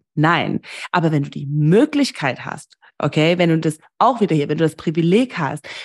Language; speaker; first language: German; early bilingual, heritage; German